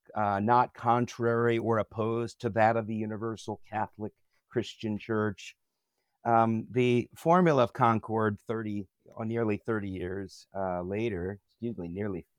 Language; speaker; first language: English; native; English